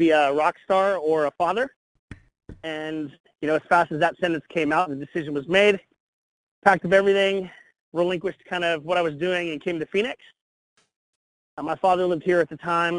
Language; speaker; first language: English; native; English